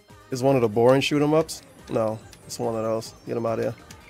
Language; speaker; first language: English; native; English